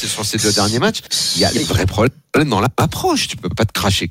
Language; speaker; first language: French; native; French